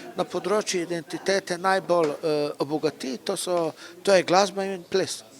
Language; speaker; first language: Slovenian; non-native, local second language; Romany